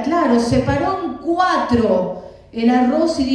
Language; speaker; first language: Spanish; native; Spanish